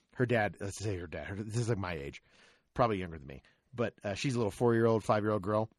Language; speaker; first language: English; native; English